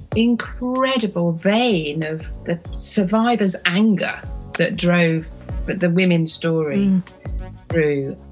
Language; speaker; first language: English; native; English